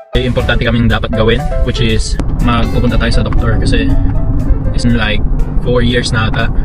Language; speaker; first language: Filipino; native; Filipino